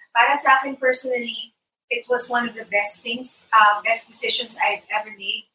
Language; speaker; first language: English; non-native, local second language; Iloko